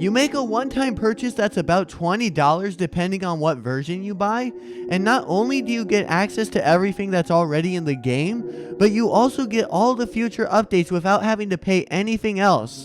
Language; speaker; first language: English; native; English